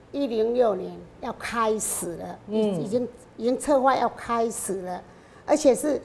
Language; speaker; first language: Chinese; non-native, local second language; Min Nan Chinese